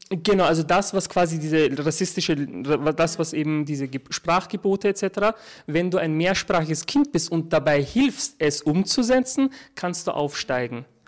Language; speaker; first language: German; early bilingual, other home language; Turkish